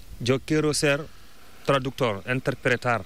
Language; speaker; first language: Spanish; non-native, learner; Fula